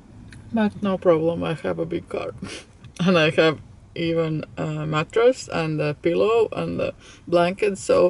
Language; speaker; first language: English; non-native, fluent; Latvian